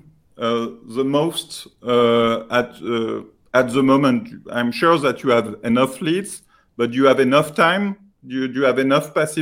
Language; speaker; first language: English; non-native, fluent; French